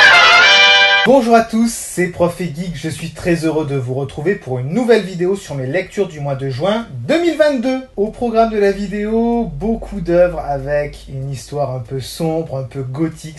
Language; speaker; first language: French; native; French